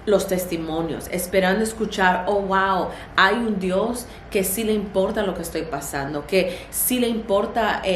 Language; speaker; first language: Spanish; early bilingual, heritage; Spanish